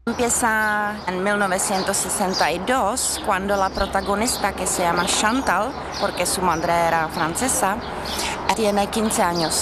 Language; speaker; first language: Spanish; non-native, fluent; Czech